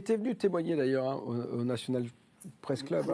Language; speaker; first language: French; native; French